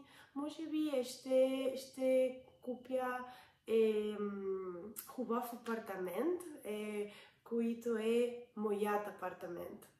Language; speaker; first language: Bulgarian; non-native, learner; English